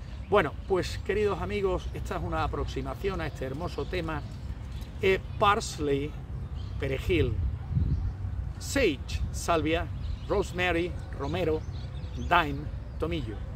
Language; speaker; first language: Spanish; native; Spanish